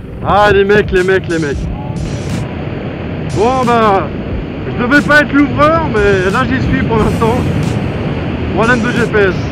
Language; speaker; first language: French; native; French